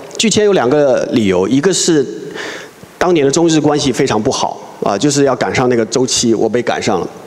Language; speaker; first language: Chinese; native; Chinese